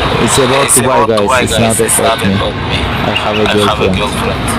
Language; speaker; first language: English; non-native, learner; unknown